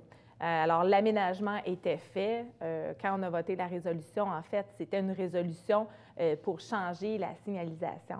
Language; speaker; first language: French; native; French